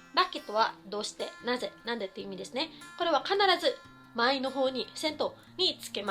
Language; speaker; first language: Japanese; non-native, fluent; Filipino